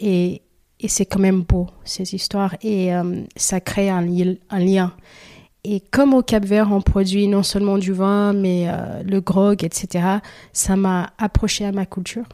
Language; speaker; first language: French; non-native, fluent; Kabuverdianu